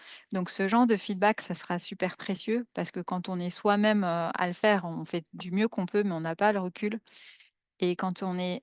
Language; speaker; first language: French; native; French